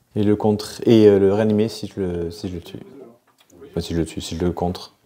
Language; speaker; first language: French; native; French